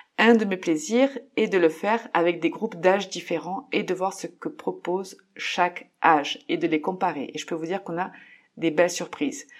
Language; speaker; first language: French; native; French